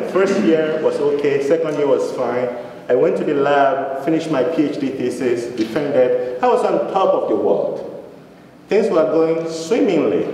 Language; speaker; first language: English; non-native, local second language; Yoruba